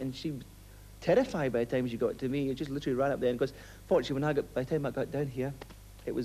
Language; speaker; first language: English; native; English